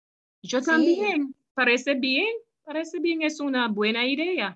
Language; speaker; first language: Spanish; non-native, fluent; English